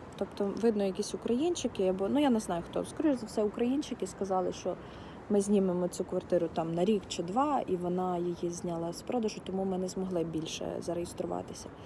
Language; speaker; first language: Ukrainian; non-native, local second language; Russian